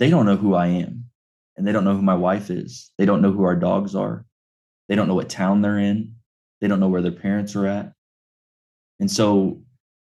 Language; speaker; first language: English; native; English